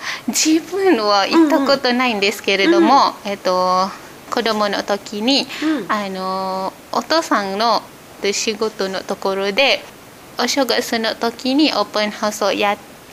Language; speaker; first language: Japanese; non-native, fluent; Malay